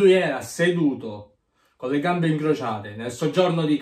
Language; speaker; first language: Italian; native; Italian